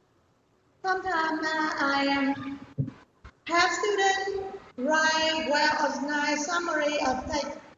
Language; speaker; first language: English; non-native, learner; Vietnamese